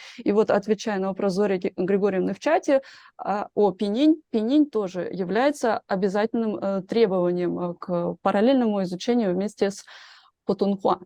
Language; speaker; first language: Russian; native; Russian